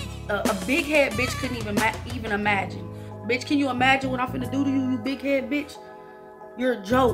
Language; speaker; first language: English; native; English